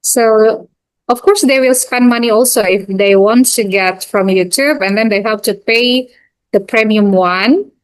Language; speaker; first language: English; non-native, fluent; Indonesian